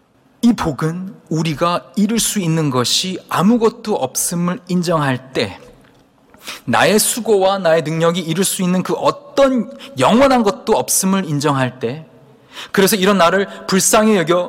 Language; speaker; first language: Korean; native; Korean